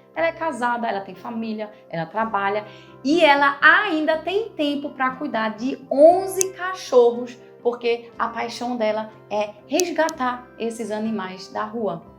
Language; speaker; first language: Portuguese; non-native, fluent; German